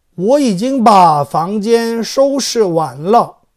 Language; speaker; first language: Chinese; non-native, fluent; Korean